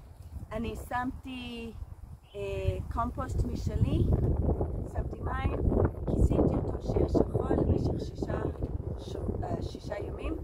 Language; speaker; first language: Hebrew; non-native, fluent; English